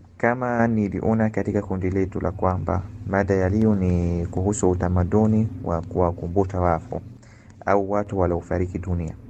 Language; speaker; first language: Swahili; non-native, fluent; Arabic